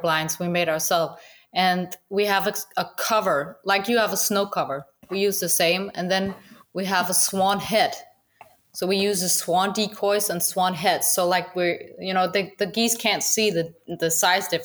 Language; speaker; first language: English; non-native, fluent; Danish